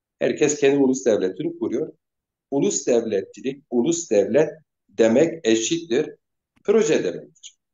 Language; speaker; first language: Turkish; non-native, local second language; Zaza